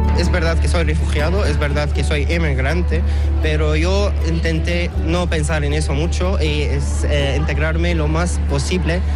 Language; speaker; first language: Spanish; non-native, fluent; Arabic